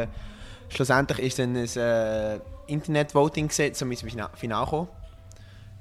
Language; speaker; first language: German; native; German